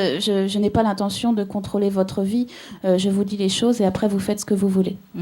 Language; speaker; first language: French; native; French